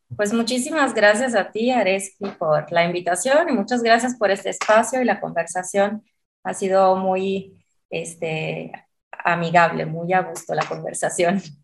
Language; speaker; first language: Spanish; non-native, fluent; Italian